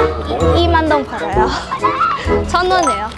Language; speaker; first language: Korean; non-native, learner; Vietnamese